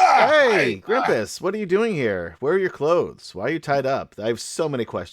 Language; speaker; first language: English; native; English